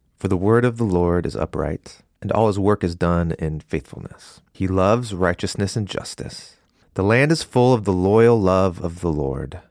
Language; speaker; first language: English; native; English